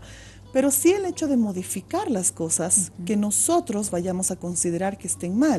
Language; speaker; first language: Spanish; native; Spanish